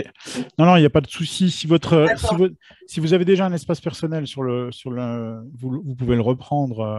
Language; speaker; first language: French; native; French